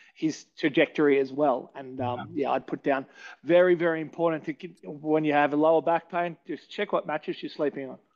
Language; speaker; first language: English; native; English